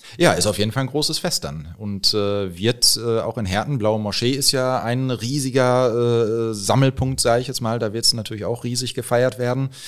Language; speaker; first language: German; native; German